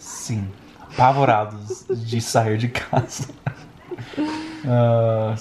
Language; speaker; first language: Portuguese; non-native, fluent; English